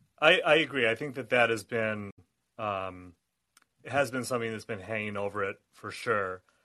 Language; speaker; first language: English; native; English